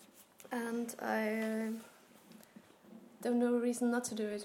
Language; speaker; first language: English; non-native, fluent; German